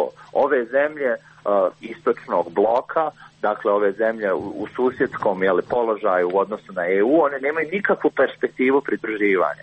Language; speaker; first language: Croatian; native; Croatian